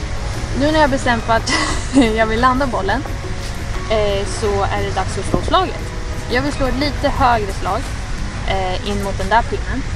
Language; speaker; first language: Swedish; native; Swedish